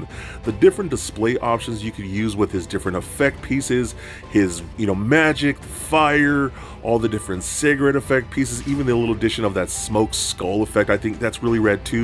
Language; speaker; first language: English; native; English